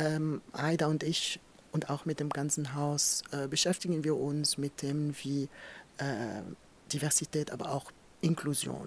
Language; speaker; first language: German; non-native, fluent; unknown